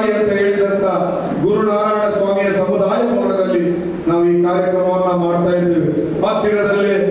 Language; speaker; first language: Kannada; non-native, local second language; Tulu